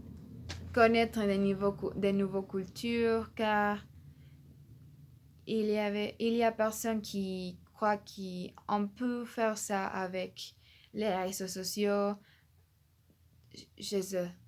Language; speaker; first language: French; non-native, learner; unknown